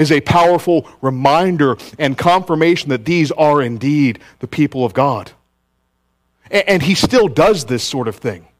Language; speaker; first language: English; native; English